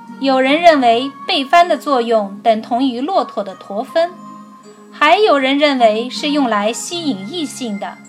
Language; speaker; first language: Chinese; native; Chinese